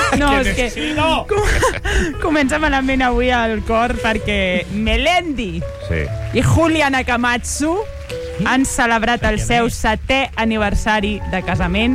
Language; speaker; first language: Catalan; native; Catalan